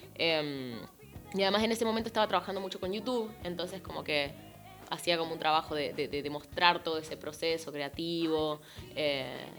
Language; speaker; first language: Spanish; native; Spanish